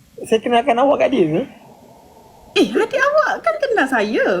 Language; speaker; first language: Malay; native; Malay